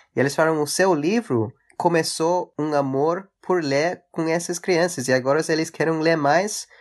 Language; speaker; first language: Portuguese; early bilingual, heritage; English